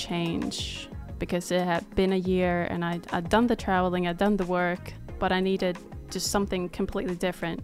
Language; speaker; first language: English; non-native, fluent; Swedish